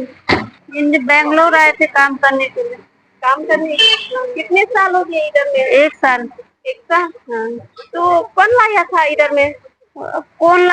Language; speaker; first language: Hindi; non-native, local second language; Khasi